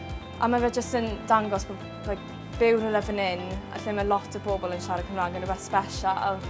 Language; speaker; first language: Welsh; native; Welsh